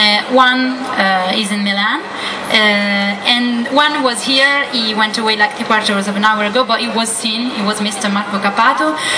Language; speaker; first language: English; non-native, fluent; Italian